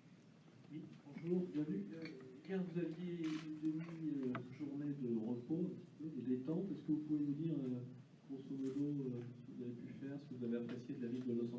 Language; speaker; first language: French; native; French